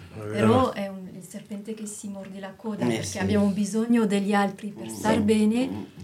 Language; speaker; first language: Italian; non-native, fluent; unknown